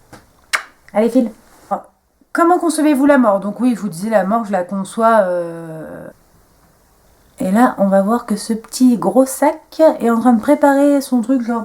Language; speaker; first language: French; native; French